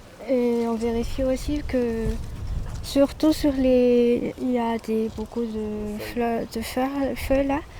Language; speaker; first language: French; non-native, local second language; Malagasy